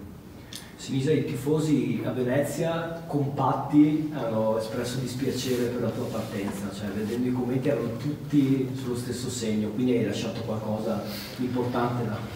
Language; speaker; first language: Italian; native; Italian